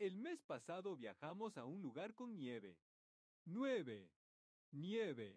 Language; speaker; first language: Spanish; non-native, learner; Czech